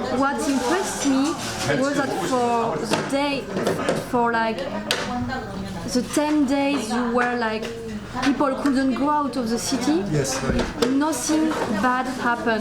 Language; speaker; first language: English; non-native, fluent; French